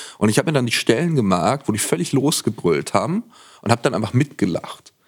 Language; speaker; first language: German; native; German